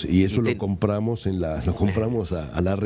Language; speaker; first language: Spanish; native; Spanish